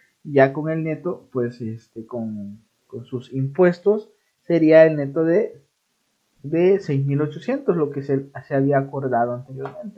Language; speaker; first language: Spanish; native; Spanish